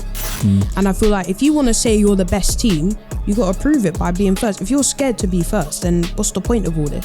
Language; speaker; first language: English; native; English